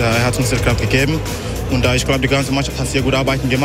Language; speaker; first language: German; non-native, learner; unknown